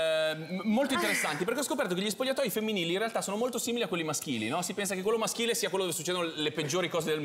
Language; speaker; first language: Italian; native; Italian